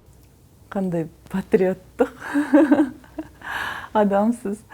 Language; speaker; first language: Kazakh; non-native, learner; Russian